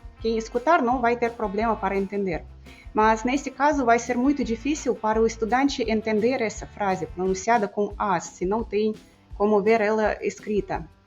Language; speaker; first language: Portuguese; non-native, fluent; Russian